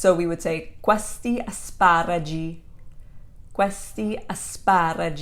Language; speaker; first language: Italian; non-native, fluent; English